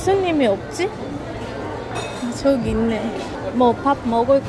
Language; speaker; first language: Korean; non-native, fluent; Filipino